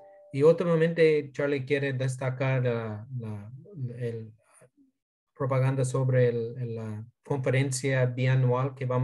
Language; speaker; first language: Spanish; non-native, fluent; English